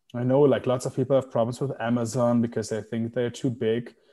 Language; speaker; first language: English; non-native, fluent; German